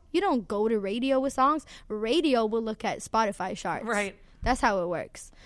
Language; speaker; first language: English; non-native, fluent; Swedish